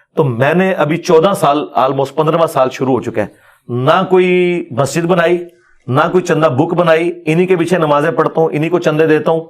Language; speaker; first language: Urdu; non-native, local second language; Punjabi